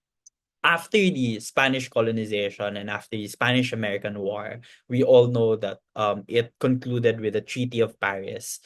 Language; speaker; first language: English; non-native, local second language; Cebuano